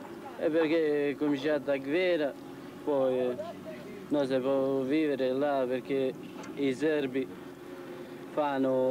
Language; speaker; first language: Italian; non-native, learner; Croatian